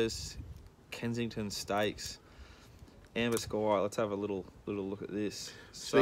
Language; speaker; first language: English; native; English